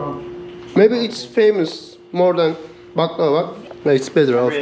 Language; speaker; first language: English; non-native, learner; Turkish